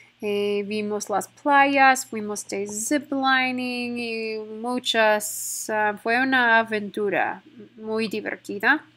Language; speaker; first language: Spanish; non-native, fluent; English